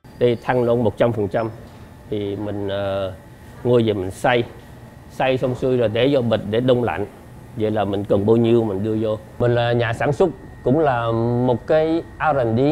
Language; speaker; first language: Vietnamese; non-native, local second language; Chinese